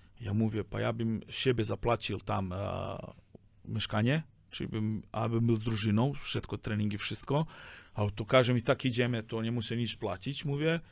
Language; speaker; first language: Polish; non-native, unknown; Serbian